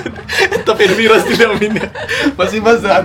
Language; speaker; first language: Russian; non-native, learner; Indonesian